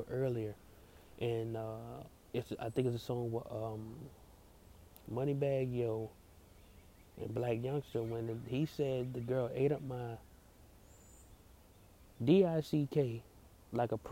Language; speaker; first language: English; native; English